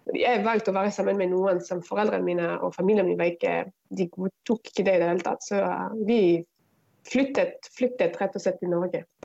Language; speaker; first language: Norwegian; non-native, fluent; Arabic